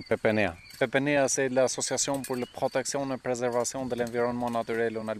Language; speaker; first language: French; non-native, fluent; Albanian